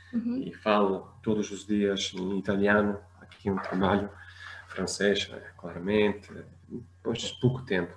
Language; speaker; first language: Portuguese; non-native, fluent; Arabic